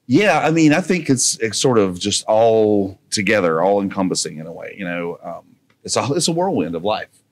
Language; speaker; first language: English; native; English